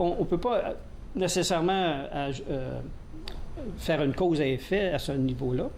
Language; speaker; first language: French; native; French